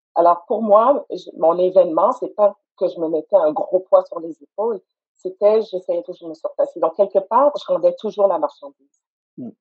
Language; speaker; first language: French; native; French